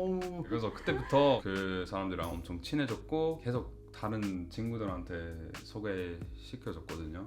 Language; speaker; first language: Korean; non-native, fluent; English